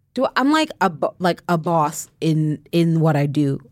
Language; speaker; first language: English; non-native, fluent; French